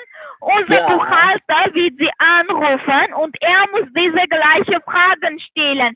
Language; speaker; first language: German; non-native, learner; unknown